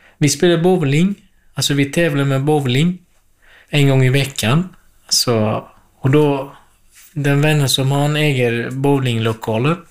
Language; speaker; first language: Swedish; non-native, fluent; Kurdish